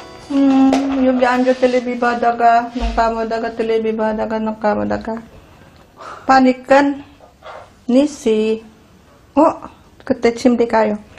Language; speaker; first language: Korean; non-native, learner; Filipino